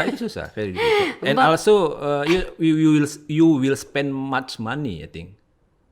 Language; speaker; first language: English; non-native, learner; Indonesian